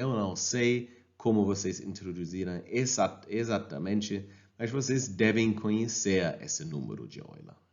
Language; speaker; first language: Portuguese; non-native, fluent; German